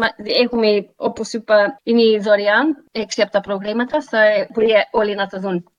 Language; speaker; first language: Greek; early bilingual, heritage; Greek